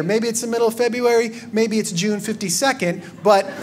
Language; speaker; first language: English; native; English